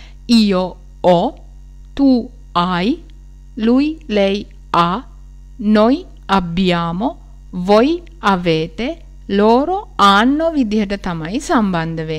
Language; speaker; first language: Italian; non-native, fluent; Sinhala